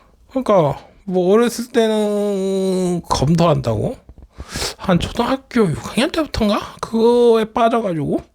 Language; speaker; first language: Korean; native; Korean